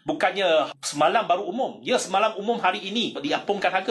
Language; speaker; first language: Malay; native; Malay